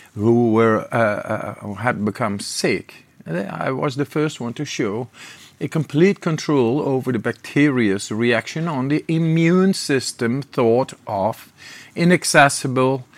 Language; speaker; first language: English; non-native, fluent; Dutch